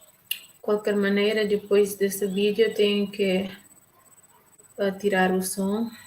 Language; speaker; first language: Portuguese; non-native, local second language; Tetum